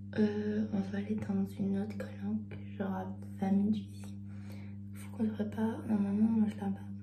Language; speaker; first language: French; native; French